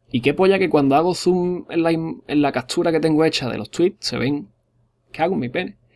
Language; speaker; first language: Spanish; native; Spanish